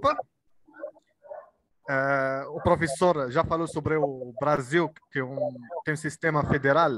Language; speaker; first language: Portuguese; non-native, learner; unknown